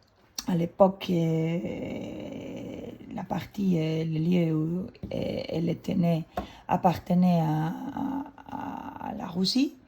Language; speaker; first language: French; non-native, fluent; Spanish